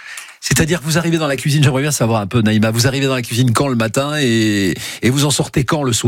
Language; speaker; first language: French; native; French